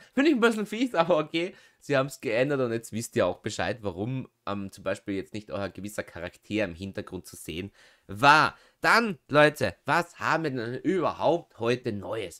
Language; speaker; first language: German; native; German